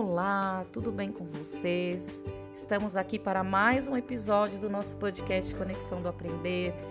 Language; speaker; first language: Portuguese; native; Portuguese